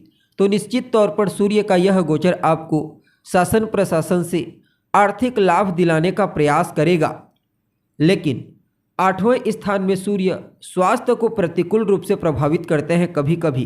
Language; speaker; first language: Hindi; native; Hindi